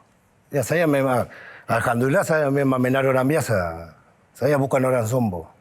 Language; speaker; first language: Indonesian; non-native, fluent; Spanish